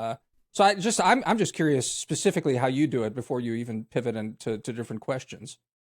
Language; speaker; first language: English; native; English